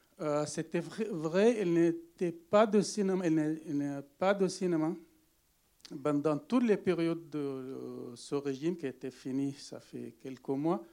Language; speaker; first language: French; non-native, learner; Arabic